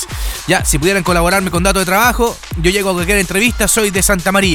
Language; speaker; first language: Spanish; native; Spanish